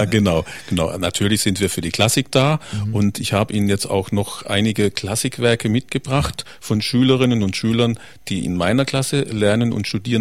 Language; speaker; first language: German; native; German